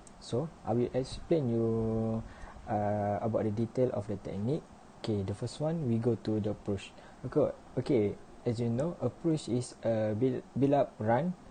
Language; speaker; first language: English; non-native, learner; Malay